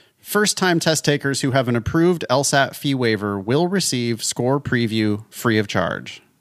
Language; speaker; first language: English; native; English